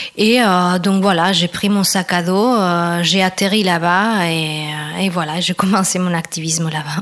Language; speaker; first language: French; non-native, fluent; Spanish